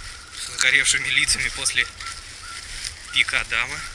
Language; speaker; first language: Russian; native; Russian